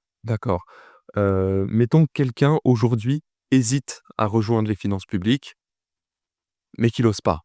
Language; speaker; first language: French; native; French